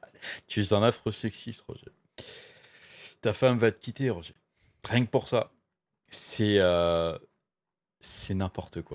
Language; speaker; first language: French; native; French